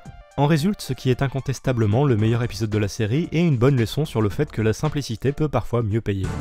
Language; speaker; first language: French; native; French